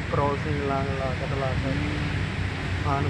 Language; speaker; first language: Filipino; non-native, learner; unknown